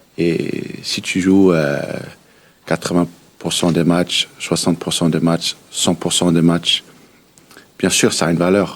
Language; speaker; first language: French; early bilingual, heritage; French